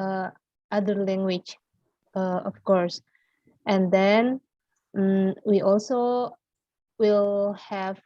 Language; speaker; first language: English; non-native, learner; Indonesian